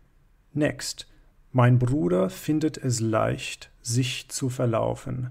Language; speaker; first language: German; non-native, fluent; English